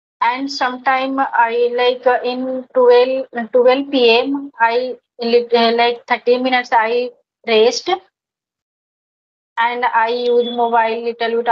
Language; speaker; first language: English; non-native, learner; Hindi